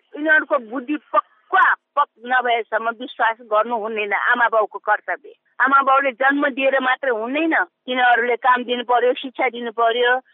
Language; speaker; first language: Nepali; non-native, local second language; Newari